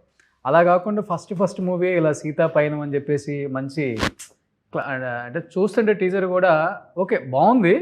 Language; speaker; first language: Telugu; native; Telugu